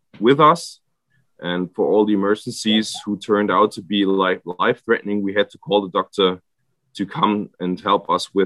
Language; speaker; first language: English; non-native, fluent; German